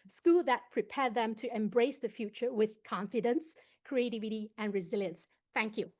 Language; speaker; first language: English; non-native, local second language; Chinese